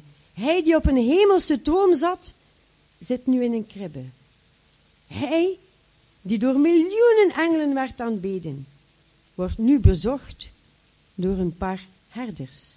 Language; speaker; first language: Dutch; native; Dutch